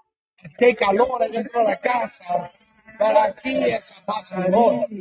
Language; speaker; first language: Spanish; non-native, learner; English